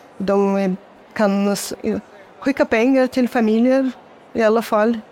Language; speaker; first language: Swedish; non-native, fluent; Russian